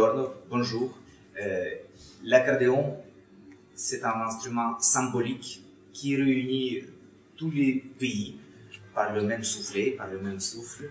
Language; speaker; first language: French; non-native, fluent; Russian